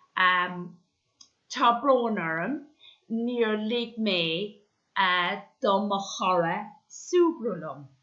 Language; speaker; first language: Irish; non-native, local second language; English